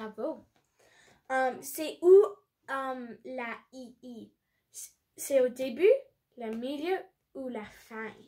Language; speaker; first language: French; non-native, learner; English